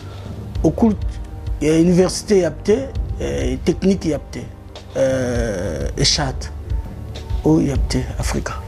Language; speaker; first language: Turkish; non-native, learner; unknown